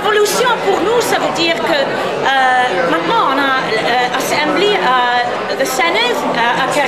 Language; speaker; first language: French; non-native, fluent; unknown